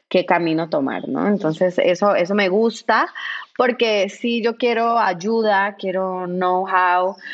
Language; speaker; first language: Spanish; native; Spanish